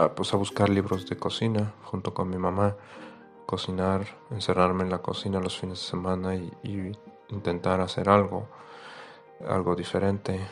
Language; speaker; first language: Spanish; non-native, fluent; Arabic